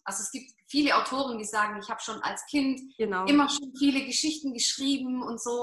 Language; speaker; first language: German; native; German